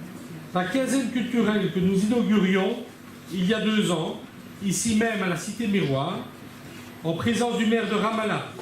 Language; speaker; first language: French; native; French